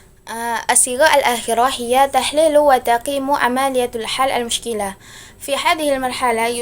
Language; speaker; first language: Arabic; non-native, learner; Indonesian